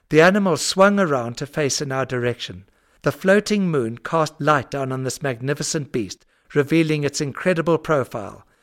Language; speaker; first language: English; native; English